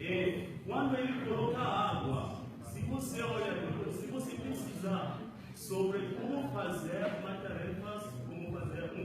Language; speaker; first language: Portuguese; non-native, learner; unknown